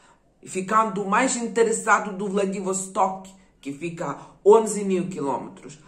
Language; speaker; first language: Portuguese; non-native, fluent; Ukrainian